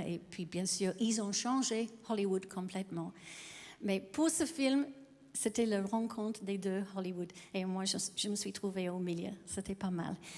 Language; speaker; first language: French; non-native, fluent; English